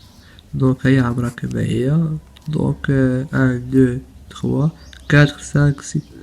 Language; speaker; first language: Arabic; native; Arabic